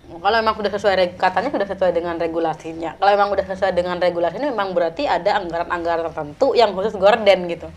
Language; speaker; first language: Indonesian; native; Indonesian